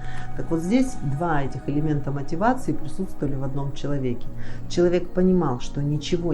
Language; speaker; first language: Russian; native; Russian